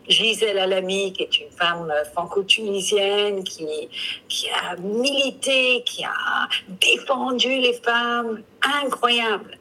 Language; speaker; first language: French; non-native, fluent; English